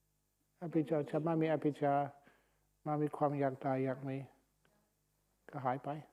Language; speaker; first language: Thai; non-native, fluent; English